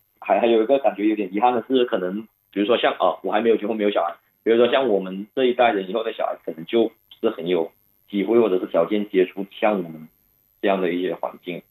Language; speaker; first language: Chinese; non-native, local second language; Cantonese